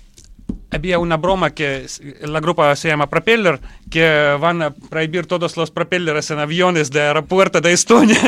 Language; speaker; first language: Spanish; non-native, learner; Russian